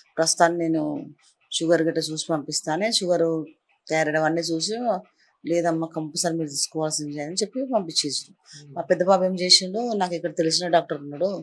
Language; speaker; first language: Telugu; native; Telugu